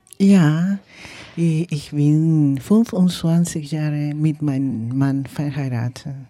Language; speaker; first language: German; non-native, learner; Spanish